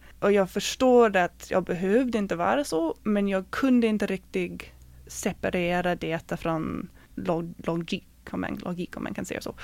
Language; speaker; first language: Swedish; non-native, fluent; English